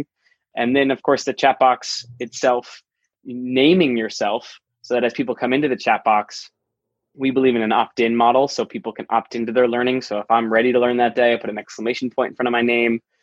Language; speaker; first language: English; native; English